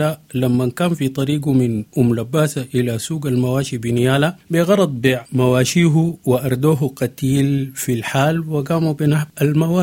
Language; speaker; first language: Arabic; native; Arabic